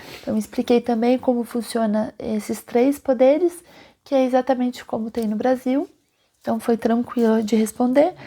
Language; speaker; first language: Portuguese; native; Portuguese